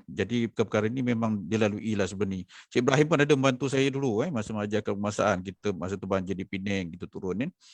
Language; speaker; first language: Malay; native; Malay